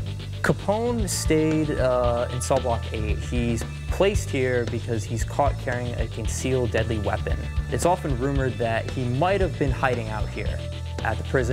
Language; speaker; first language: English; native; English